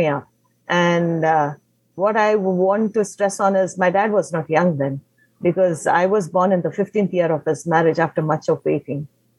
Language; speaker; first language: English; non-native, local second language; Konkani